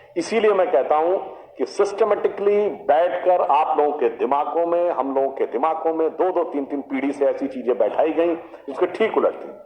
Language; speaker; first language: Hindi; native; Hindi